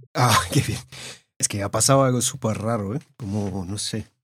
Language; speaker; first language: Spanish; early bilingual, heritage; Spanish